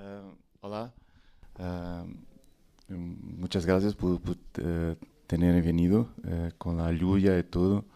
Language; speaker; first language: Spanish; non-native, fluent; Portuguese